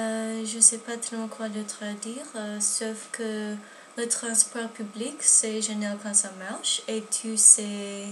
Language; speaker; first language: French; non-native, learner; English